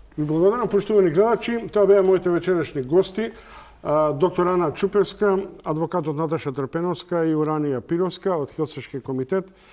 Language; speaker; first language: Macedonian; native; Macedonian